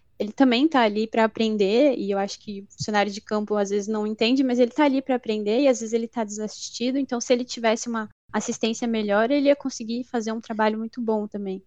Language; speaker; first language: Portuguese; native; Portuguese